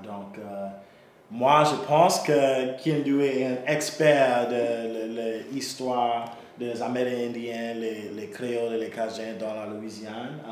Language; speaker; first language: French; non-native, local second language; English